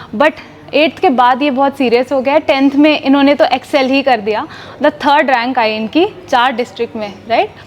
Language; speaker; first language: Hindi; native; Hindi